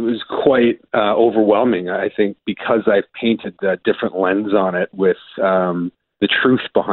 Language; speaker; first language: English; native; English